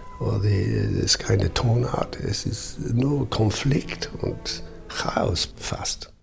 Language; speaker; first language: German; non-native, fluent; English